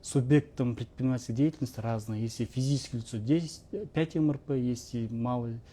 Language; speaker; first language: Russian; non-native, local second language; Kazakh